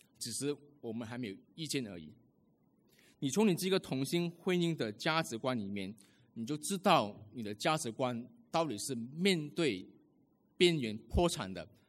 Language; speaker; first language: Chinese; early bilingual, heritage; Chinese